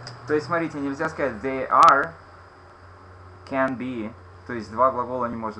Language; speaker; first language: Russian; native; Russian